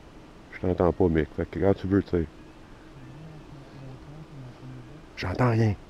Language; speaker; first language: French; native; French